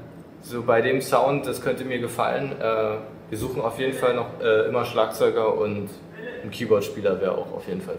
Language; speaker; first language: German; native; German